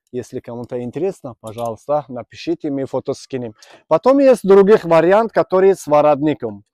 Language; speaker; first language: Russian; non-native, learner; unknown